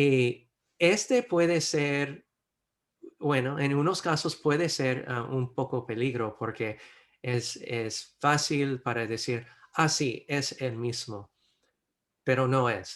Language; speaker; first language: Spanish; non-native, fluent; English